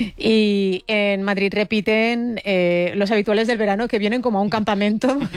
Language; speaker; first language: Spanish; native; Spanish